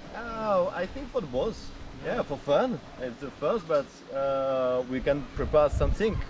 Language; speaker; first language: English; non-native, learner; French